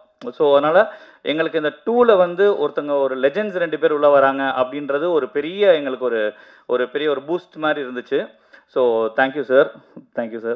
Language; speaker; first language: Tamil; native; Tamil